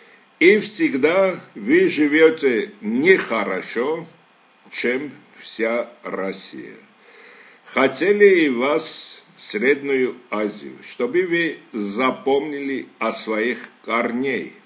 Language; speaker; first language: Russian; non-native, fluent; Armenian